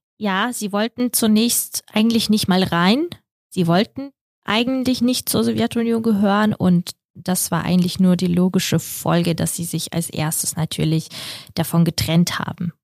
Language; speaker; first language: German; early bilingual, other home language; Russian